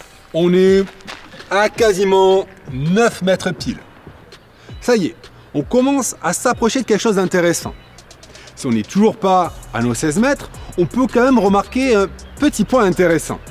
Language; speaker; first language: French; native; French